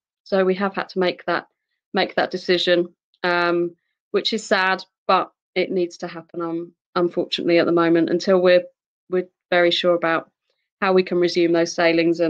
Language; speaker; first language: English; native; English